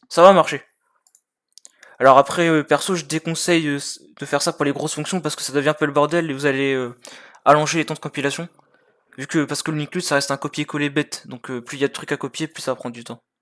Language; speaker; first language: French; native; French